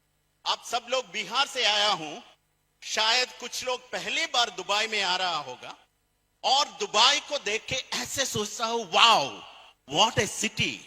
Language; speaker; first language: Hindi; non-native, local second language; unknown